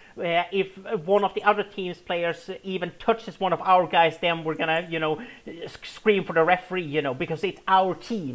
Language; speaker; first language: English; non-native, fluent; Swedish